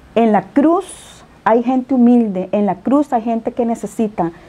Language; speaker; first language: Spanish; native; Spanish